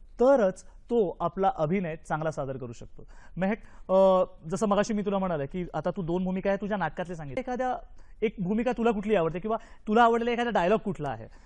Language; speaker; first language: Marathi; native; Marathi